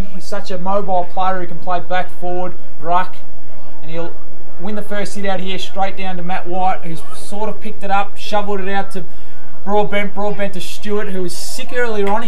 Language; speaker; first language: English; native; English